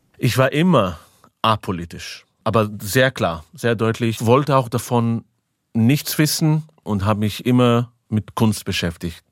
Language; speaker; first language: German; non-native, fluent; Hebrew